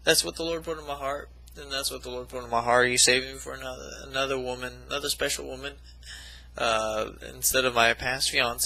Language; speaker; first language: English; native; English